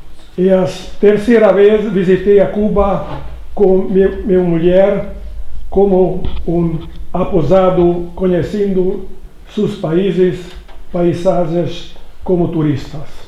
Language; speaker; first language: Portuguese; non-native, learner; Hungarian